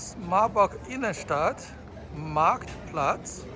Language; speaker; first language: German; non-native, fluent; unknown